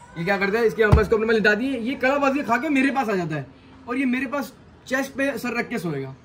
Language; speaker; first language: Urdu; native; Urdu